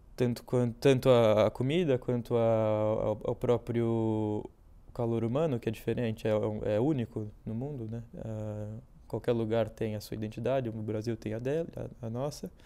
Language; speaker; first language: Portuguese; native; Portuguese